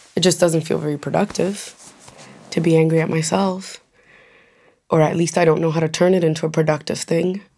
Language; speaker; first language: English; non-native, fluent; Spanish